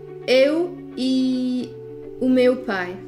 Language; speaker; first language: Portuguese; non-native, learner; German